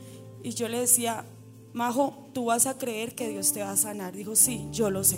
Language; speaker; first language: Spanish; native; Spanish